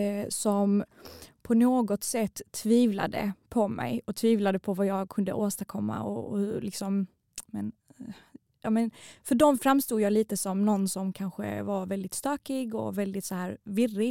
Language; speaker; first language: Swedish; early bilingual, other home language; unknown